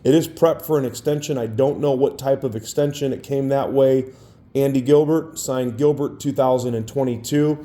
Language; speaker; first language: English; native; English